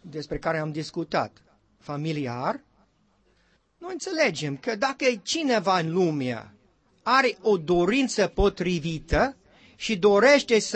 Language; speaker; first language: Romanian; non-native, learner; English